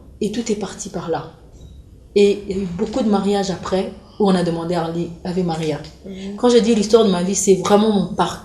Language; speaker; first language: French; non-native, local second language; Lingala